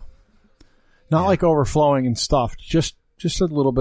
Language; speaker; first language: English; native; English